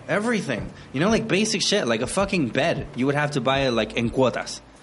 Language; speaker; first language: English; non-native, fluent; Spanish